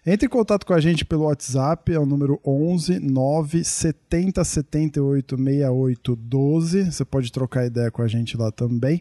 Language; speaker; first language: Portuguese; native; Portuguese